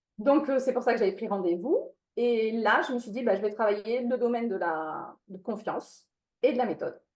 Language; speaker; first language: French; non-native, fluent; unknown